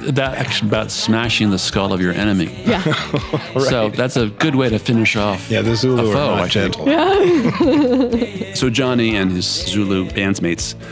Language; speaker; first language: English; native; English